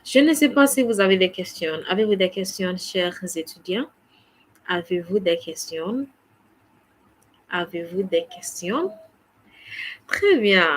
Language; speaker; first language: French; non-native, fluent; English